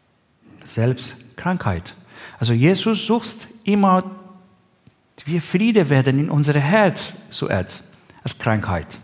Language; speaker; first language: German; non-native, learner; Persian